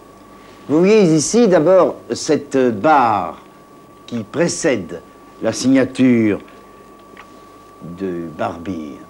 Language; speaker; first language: French; native; French